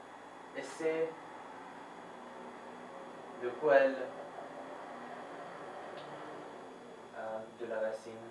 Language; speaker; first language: French; non-native, fluent; Arabic